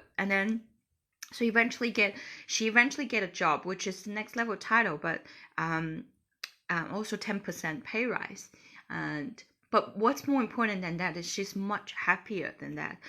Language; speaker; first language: English; non-native, fluent; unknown